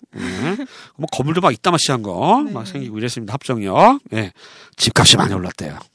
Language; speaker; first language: Korean; native; Korean